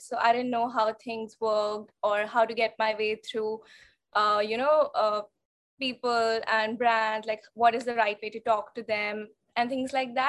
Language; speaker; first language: English; non-native, local second language; Hindi